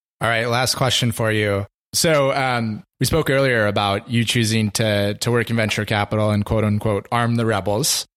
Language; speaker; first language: English; native; English